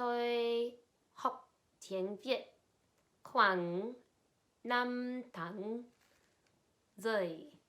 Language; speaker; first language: Vietnamese; non-native, learner; English